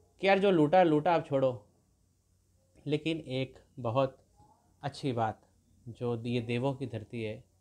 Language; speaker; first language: Hindi; native; Hindi